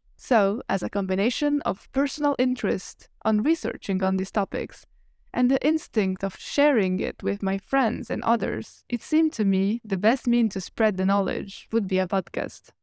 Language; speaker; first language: English; non-native, fluent; Italian